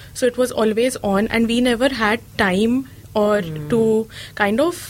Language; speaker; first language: English; non-native, local second language; Marathi